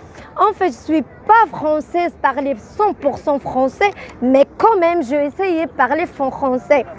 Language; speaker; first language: French; non-native, learner; Arabic